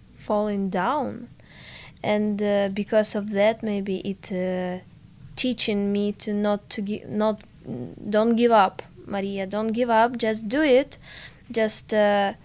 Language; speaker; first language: English; non-native, fluent; Ukrainian